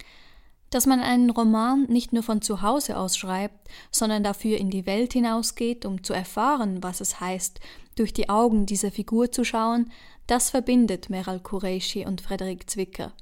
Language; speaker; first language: German; native; German